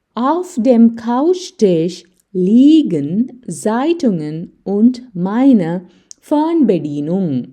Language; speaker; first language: German; non-native, fluent; Malayalam